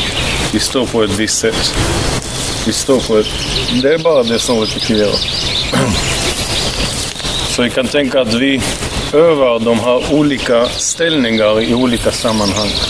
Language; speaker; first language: Swedish; non-native, fluent; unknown